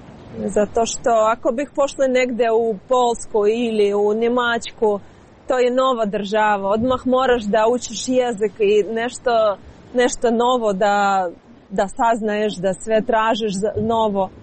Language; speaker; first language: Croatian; non-native, learner; Ukrainian